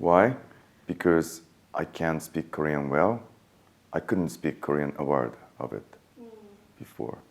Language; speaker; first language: English; non-native, fluent; Japanese